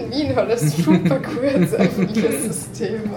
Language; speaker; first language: German; native; German